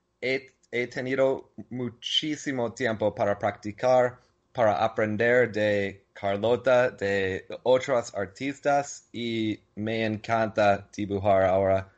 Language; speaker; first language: Spanish; non-native, learner; English